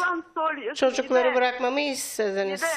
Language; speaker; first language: Turkish; non-native, fluent; Russian